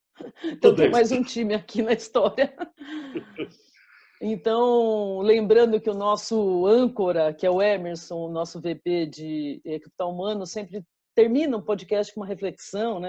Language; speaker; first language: Portuguese; native; Portuguese